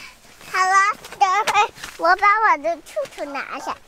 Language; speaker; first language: Chinese; early bilingual, heritage; Chinese